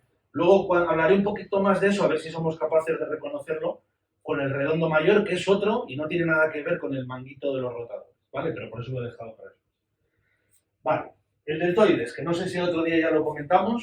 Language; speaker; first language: Spanish; native; Spanish